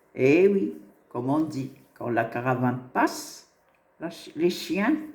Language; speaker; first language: French; non-native, local second language; Arabic